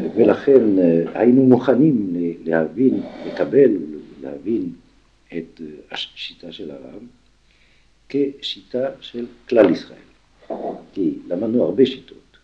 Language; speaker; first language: Hebrew; non-native, fluent; French